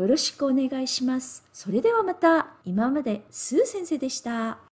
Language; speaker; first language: Japanese; non-native, fluent; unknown